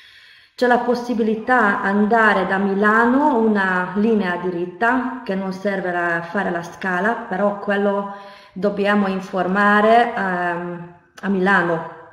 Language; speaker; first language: Italian; non-native, fluent; Hungarian